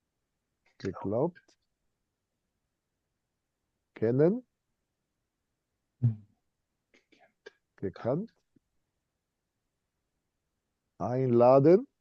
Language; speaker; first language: German; non-native, fluent; English